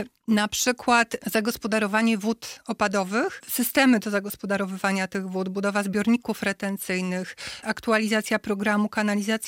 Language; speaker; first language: Polish; native; Polish